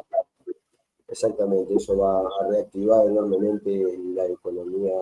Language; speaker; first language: Spanish; native; Spanish